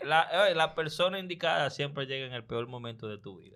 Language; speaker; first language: Spanish; native; Spanish